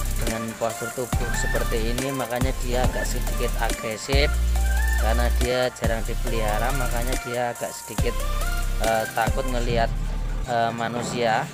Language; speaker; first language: Indonesian; non-native, local second language; Javanese